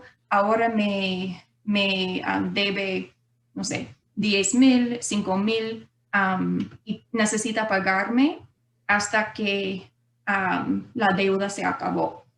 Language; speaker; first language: Spanish; non-native, fluent; English